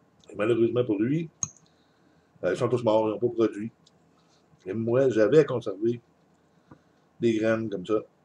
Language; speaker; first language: French; native; French